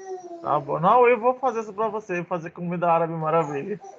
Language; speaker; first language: Portuguese; non-native, learner; Arabic